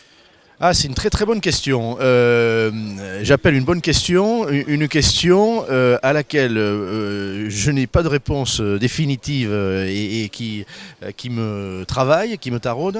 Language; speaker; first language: French; native; French